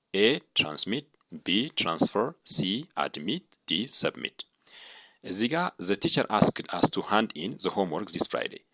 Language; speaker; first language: English; non-native, local second language; Amharic